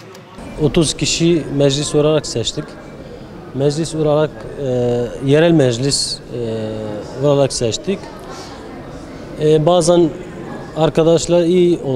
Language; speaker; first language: Turkish; non-native, learner; Kurdish